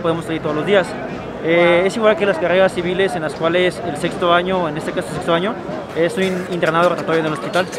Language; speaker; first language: Spanish; native; Spanish